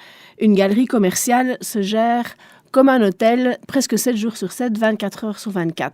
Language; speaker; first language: French; non-native, local second language; German